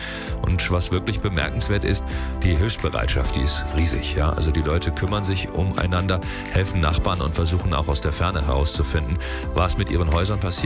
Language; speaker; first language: German; native; German